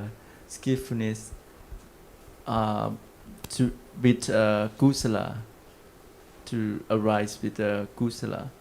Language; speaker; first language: English; non-native, learner; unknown